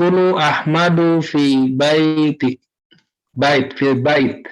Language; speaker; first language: Arabic; non-native, learner; Indonesian